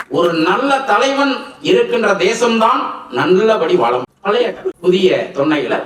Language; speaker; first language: Tamil; non-native, local second language; Telugu